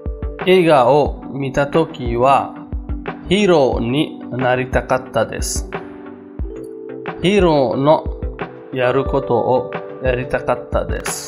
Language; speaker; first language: Japanese; non-native, learner; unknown